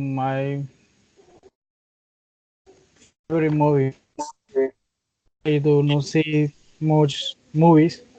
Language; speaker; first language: English; non-native, learner; Spanish